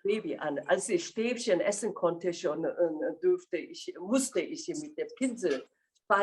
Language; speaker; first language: German; non-native, fluent; Korean